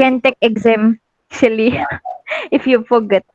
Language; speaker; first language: English; non-native, learner; Malay